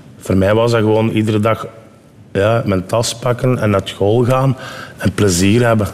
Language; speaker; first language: Dutch; early bilingual, other home language; Turkish